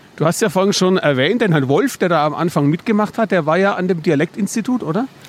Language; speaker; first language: German; native; German